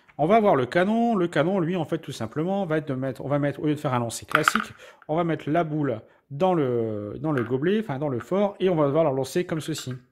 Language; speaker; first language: French; native; French